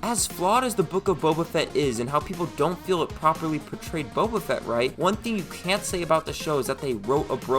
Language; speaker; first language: English; native; English